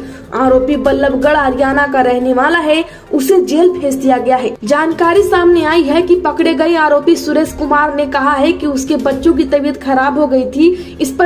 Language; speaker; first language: Hindi; native; Hindi